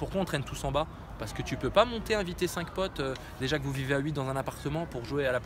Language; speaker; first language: French; early bilingual, other home language; Arabic